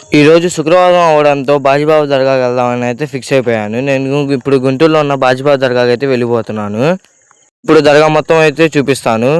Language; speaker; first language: Telugu; non-native, local second language; Urdu